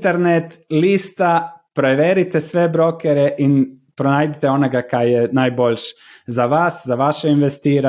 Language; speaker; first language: Slovenian; non-native, learner; Croatian